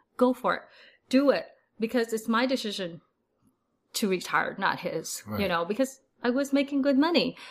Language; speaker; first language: English; early bilingual, other home language; Vietnamese